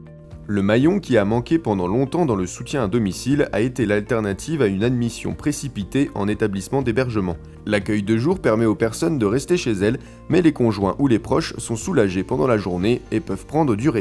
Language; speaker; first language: French; native; French